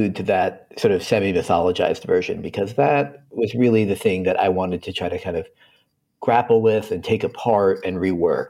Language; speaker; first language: English; native; English